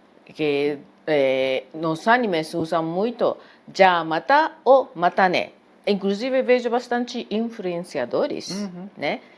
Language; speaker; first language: Portuguese; non-native, fluent; Japanese